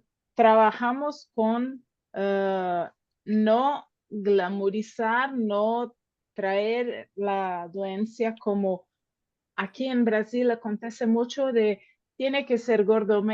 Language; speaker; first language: Spanish; non-native, fluent; Portuguese